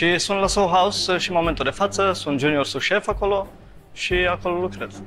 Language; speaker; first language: Romanian; early bilingual, heritage; Romanian